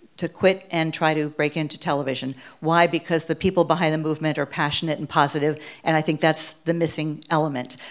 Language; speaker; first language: English; native; English